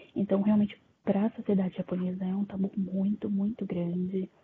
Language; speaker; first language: Portuguese; native; Portuguese